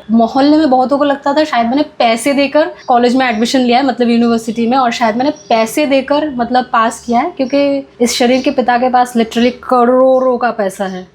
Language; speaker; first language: Hindi; non-native, local second language; Bangla